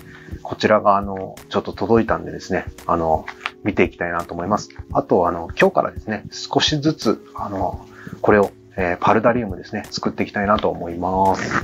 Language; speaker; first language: Japanese; native; Japanese